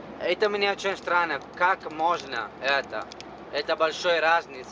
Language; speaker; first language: Russian; non-native, learner; Italian